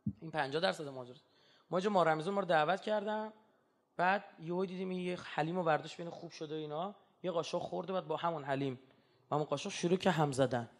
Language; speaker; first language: Persian; native; Persian